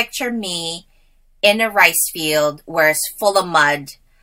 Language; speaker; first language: English; early bilingual, other home language; Filipino